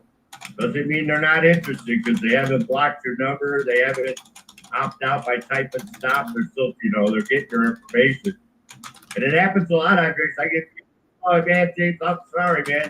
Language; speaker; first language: English; native; English